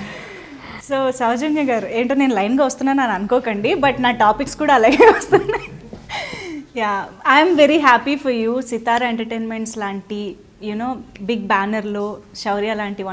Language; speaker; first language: Telugu; native; Telugu